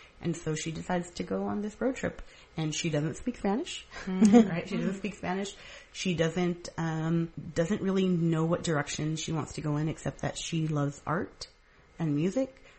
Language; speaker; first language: English; early bilingual, other home language; Spanish